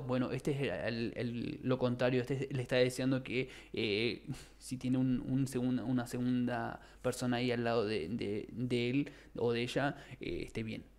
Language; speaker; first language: Spanish; native; Spanish